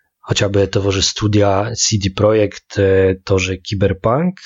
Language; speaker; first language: Polish; non-native, learner; Russian